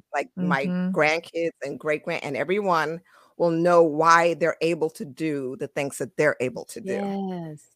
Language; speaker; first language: English; native; English